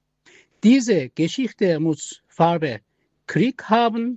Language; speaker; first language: German; non-native, learner; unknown